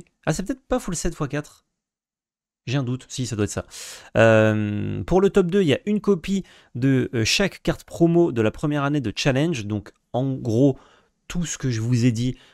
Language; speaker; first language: French; native; French